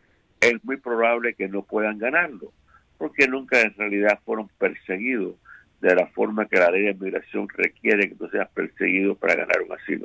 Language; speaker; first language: Spanish; native; Spanish